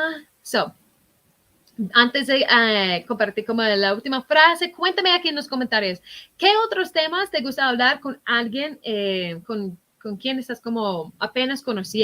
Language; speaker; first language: Spanish; non-native, fluent; English